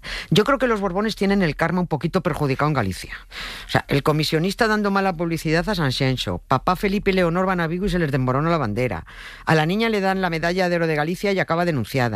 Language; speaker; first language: Spanish; native; Spanish